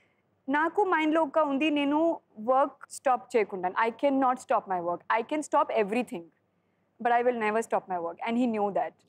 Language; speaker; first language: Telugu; non-native, learner; Sindhi